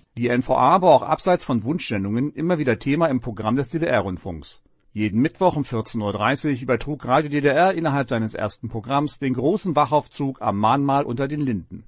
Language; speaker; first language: German; native; German